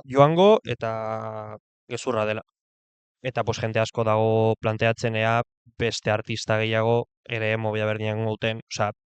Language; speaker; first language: Basque; non-native, local second language; Spanish